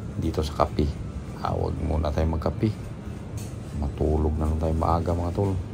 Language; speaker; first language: Filipino; non-native, local second language; Cebuano